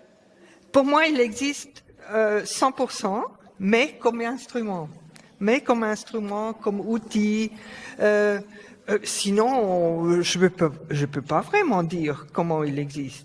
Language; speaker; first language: French; non-native, fluent; German